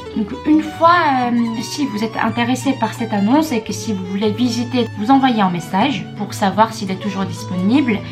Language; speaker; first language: French; non-native, fluent; Korean